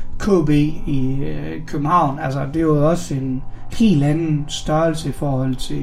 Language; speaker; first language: Danish; native; Danish